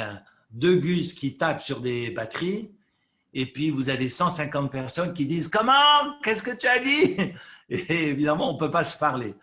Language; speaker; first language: French; native; French